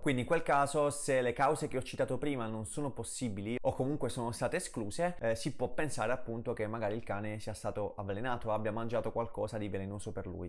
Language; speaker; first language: Italian; native; Italian